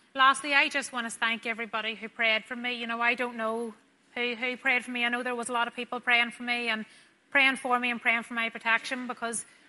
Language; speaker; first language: English; native; English